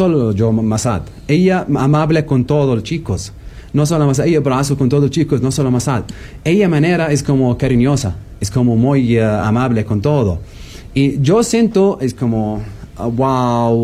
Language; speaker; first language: Spanish; non-native, learner; Arabic